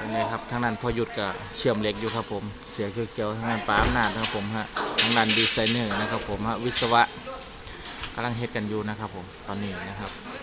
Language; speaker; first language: Thai; native; Thai